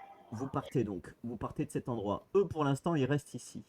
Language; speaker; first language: French; native; French